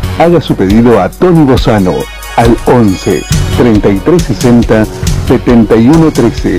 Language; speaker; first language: Spanish; native; Spanish